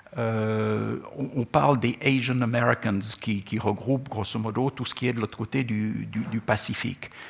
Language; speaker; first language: French; non-native, local second language; Czech